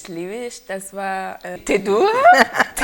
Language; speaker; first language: German; non-native, learner; Haitian Creole